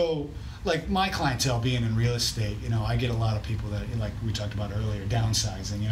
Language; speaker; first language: English; native; English